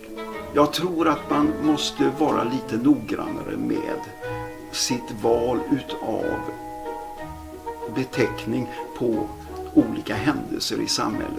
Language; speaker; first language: Swedish; native; Swedish